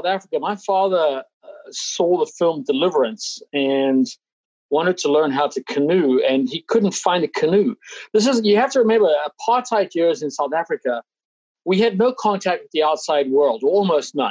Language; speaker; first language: English; native; English